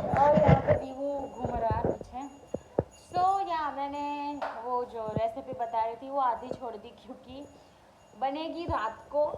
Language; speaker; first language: Hindi; native; Hindi